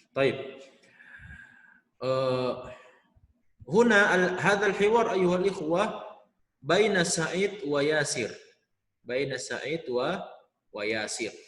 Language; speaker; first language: Arabic; non-native, fluent; Indonesian